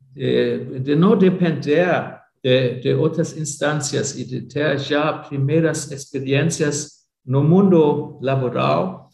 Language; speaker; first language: Portuguese; non-native, fluent; German